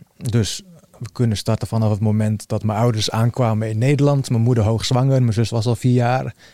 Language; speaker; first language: Dutch; early bilingual, other home language; Bosnian